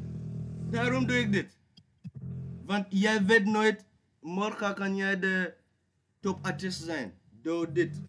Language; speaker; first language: Dutch; non-native, learner; English